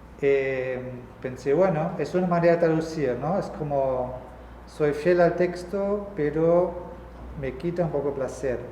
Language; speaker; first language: Spanish; non-native, fluent; German